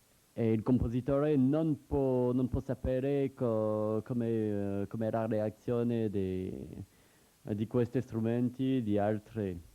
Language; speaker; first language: Italian; non-native, learner; French